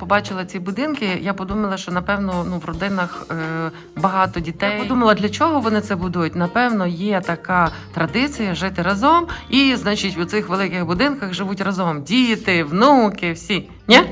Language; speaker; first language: Ukrainian; native; Ukrainian